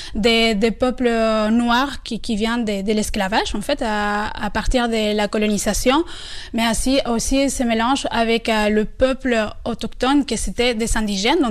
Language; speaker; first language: French; non-native, fluent; Spanish